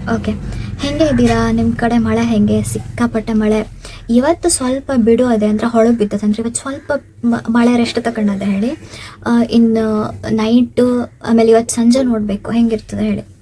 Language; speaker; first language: Kannada; native; Kannada